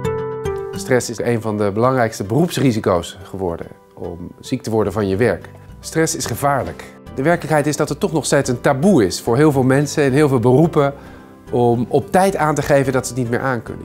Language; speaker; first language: Dutch; native; Dutch